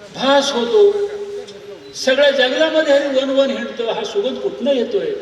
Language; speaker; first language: Marathi; native; Marathi